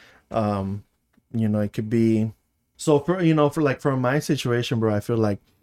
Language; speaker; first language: English; early bilingual, other home language; Spanish